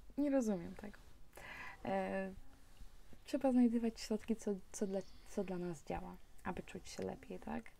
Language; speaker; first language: Polish; early bilingual, heritage; Polish